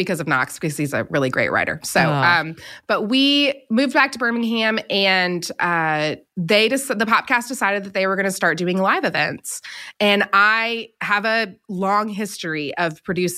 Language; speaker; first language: English; native; English